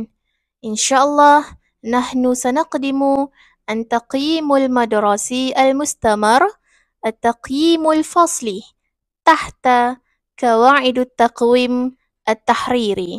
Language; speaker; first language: Arabic; non-native, learner; Malay